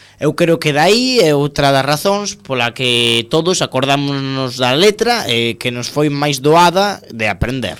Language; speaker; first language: Galician; non-native, local second language; Spanish